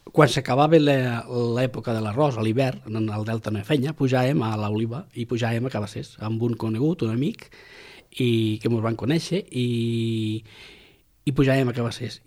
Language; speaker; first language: Catalan; non-native, local second language; Spanish